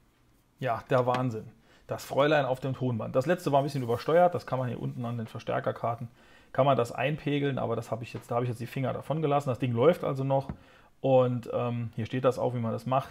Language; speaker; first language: German; native; German